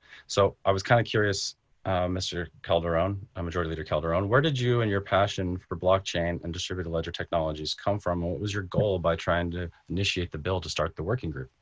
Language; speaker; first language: English; native; English